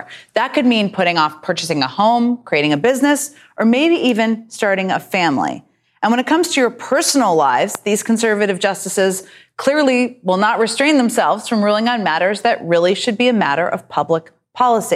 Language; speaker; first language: English; native; English